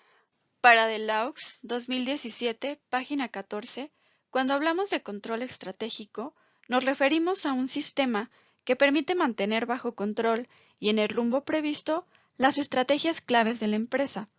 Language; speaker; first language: Spanish; native; Spanish